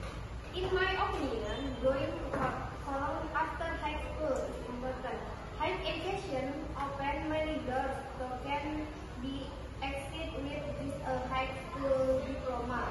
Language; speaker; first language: English; non-native, learner; Indonesian